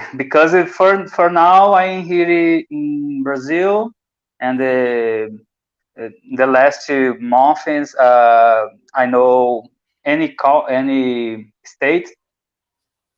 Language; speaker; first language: English; non-native, learner; Portuguese